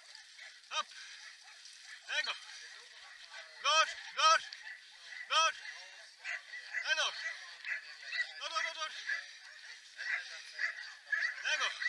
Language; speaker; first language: Dutch; native; Dutch